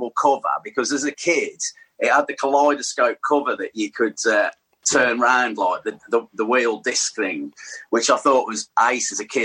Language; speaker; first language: English; native; English